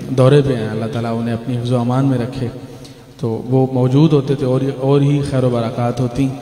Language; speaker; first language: Urdu; non-native, local second language; Punjabi